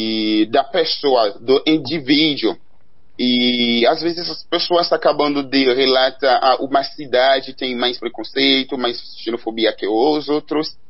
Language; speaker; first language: Portuguese; non-native, learner; Haitian Creole